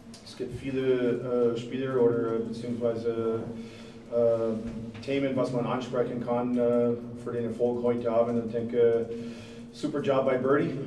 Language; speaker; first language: German; non-native, fluent; English